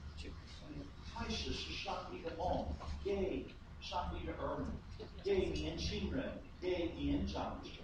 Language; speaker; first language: Chinese; non-native, fluent; English